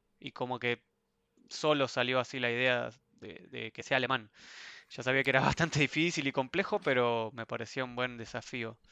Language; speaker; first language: Spanish; native; Spanish